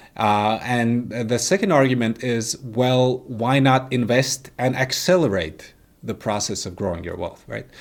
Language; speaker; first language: English; non-native, fluent; Latvian